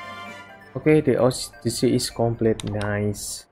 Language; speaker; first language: English; non-native, learner; Indonesian